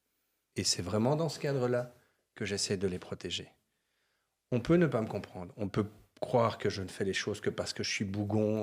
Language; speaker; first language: French; native; French